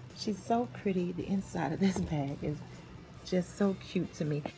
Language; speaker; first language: English; native; English